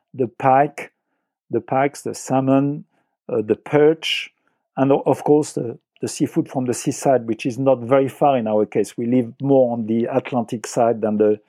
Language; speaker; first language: English; non-native, fluent; French